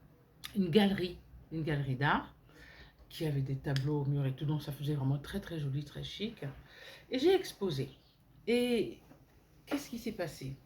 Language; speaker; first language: French; native; French